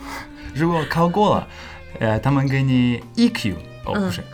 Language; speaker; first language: Chinese; non-native, learner; English